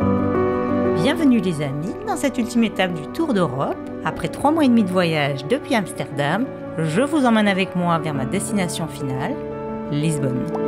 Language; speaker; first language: French; native; French